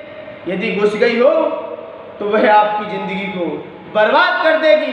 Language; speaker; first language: Hindi; native; Hindi